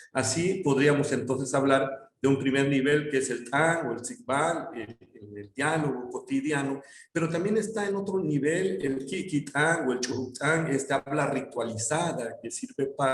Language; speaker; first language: Spanish; non-native, local second language; Yucateco